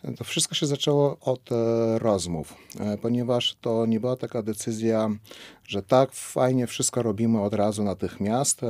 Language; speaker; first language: Polish; non-native, fluent; Armenian